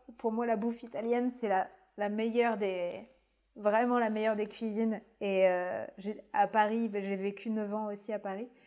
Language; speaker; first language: French; native; French